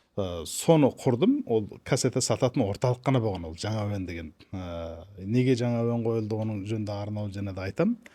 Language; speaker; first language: Kazakh; early bilingual, heritage; Kazakh